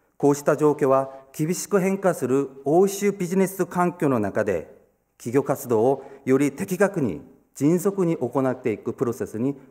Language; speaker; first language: Japanese; non-native, fluent; Korean